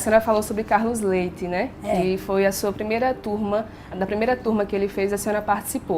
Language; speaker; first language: Portuguese; native; Portuguese